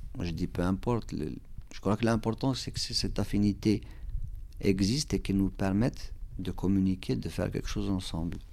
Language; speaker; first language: French; non-native, local second language; Kabyle